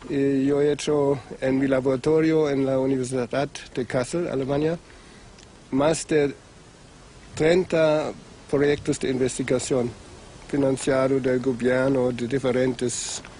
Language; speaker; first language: Spanish; non-native, fluent; German